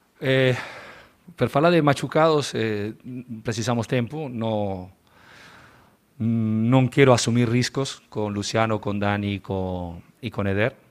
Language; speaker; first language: Portuguese; non-native, learner; Spanish